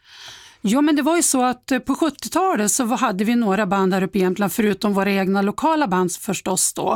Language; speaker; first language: Swedish; native; Swedish